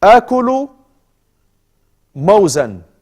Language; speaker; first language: Arabic; non-native, fluent; English